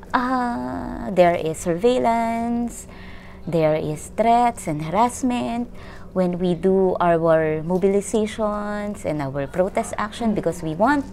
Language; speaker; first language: English; non-native, local second language; Filipino